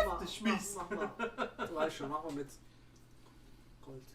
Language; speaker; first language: German; native; German